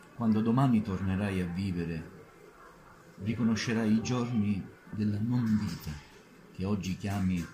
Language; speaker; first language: Italian; native; Italian